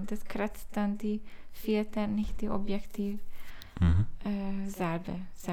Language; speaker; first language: German; non-native, learner; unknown